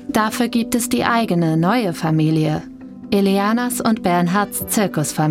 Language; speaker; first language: German; native; German